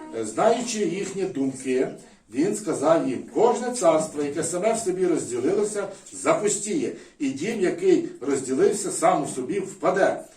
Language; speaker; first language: Ukrainian; non-native, local second language; Russian